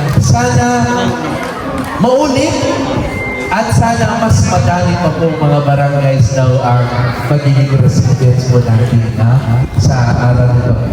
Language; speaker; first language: Filipino; non-native, local second language; Iloko